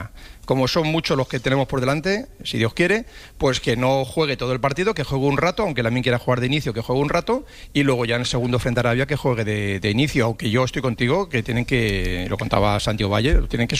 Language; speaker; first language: Spanish; native; Spanish